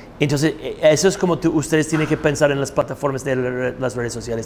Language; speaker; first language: Spanish; non-native, fluent; English